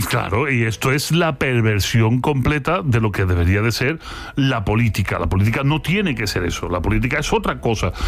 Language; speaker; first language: Spanish; native; Spanish